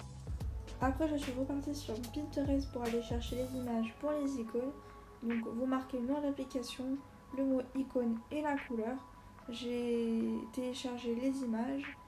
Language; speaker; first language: French; native; French